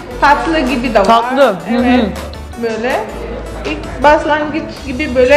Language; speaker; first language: Turkish; non-native, learner; Indonesian